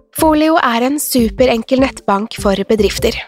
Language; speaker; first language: Norwegian; native; Norwegian